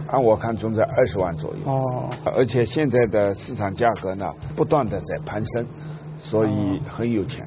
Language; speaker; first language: Chinese; native; Chinese